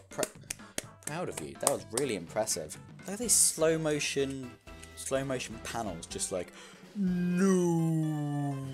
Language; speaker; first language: English; native; English